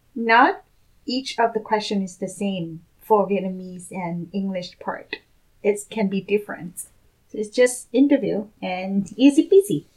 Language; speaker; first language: English; non-native, fluent; Vietnamese